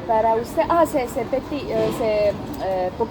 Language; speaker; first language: Spanish; non-native, learner; Croatian